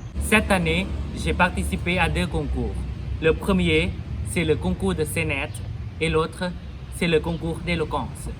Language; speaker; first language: French; non-native, fluent; Thai